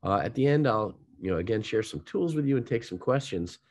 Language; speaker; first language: English; native; English